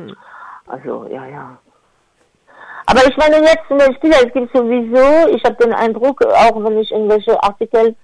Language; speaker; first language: German; non-native, fluent; French